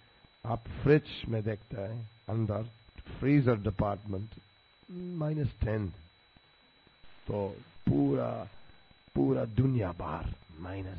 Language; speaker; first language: Hindi; non-native, fluent; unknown